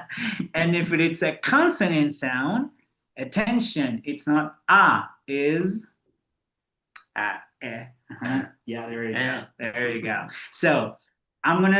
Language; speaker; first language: English; non-native, fluent; Spanish